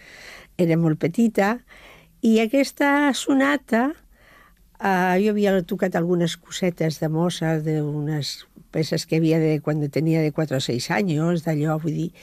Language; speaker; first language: Catalan; non-native, local second language; Spanish